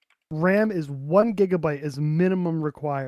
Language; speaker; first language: English; native; English